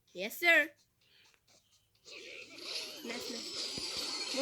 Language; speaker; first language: French; native; French